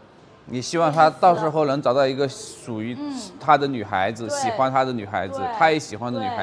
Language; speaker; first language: Chinese; native; Chinese